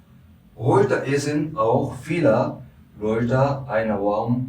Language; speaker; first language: German; non-native, learner; Pashto